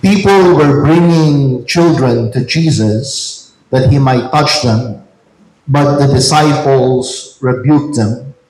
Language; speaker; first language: English; non-native, local second language; Filipino